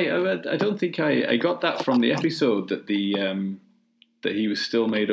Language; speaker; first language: English; native; English